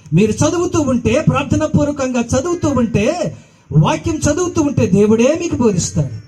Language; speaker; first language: Telugu; non-native, local second language; Koya